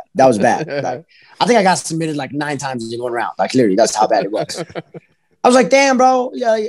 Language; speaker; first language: English; early bilingual, other home language; Arabic